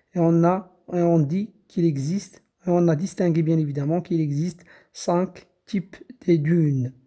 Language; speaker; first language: French; non-native, local second language; Arabic